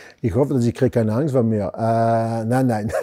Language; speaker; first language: German; non-native, fluent; French